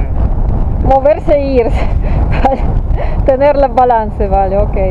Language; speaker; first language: Spanish; non-native, fluent; Italian